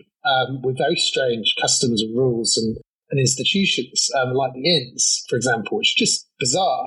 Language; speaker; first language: English; native; English